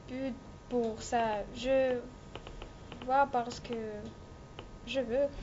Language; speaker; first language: French; non-native, learner; Russian